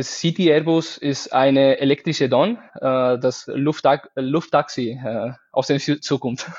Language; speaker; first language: German; non-native, fluent; Spanish